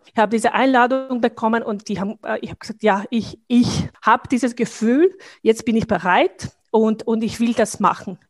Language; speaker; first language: German; non-native, fluent; Bosnian